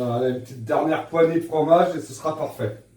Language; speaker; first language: French; native; French